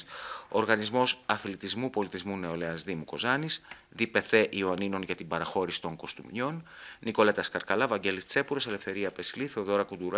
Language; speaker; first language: Greek; native; Greek